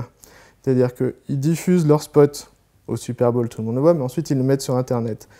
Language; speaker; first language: French; native; French